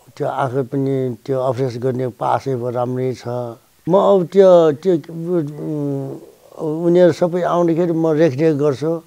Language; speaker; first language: Nepali; non-native, local second language; Newari